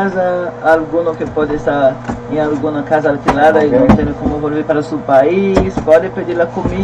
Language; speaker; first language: Portuguese; non-native, learner; Spanish